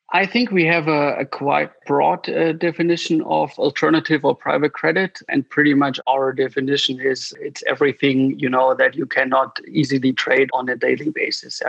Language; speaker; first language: English; non-native, fluent; German